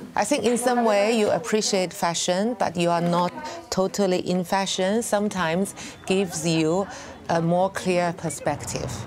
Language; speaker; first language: English; non-native, fluent; Chinese